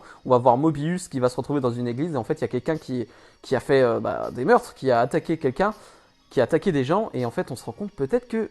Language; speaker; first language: French; native; French